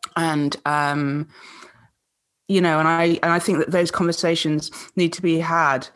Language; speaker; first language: English; native; English